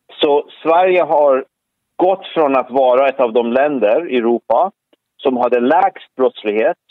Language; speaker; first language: Swedish; early bilingual, other home language; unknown